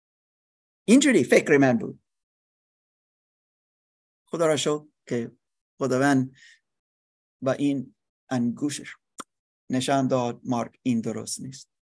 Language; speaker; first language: Persian; non-native, learner; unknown